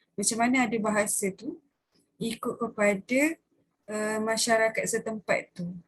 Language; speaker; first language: Malay; native; Malay